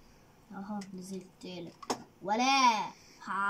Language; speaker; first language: Arabic; native; Arabic